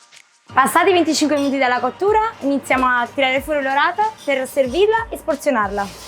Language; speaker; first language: Italian; native; Italian